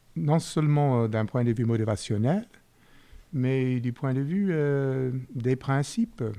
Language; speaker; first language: French; non-native, fluent; English